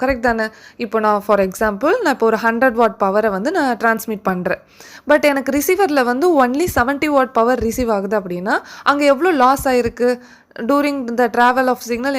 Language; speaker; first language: Tamil; native; Tamil